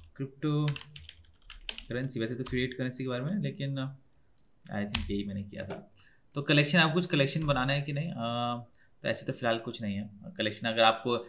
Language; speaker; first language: Hindi; native; Hindi